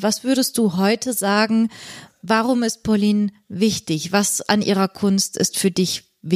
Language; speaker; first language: German; native; German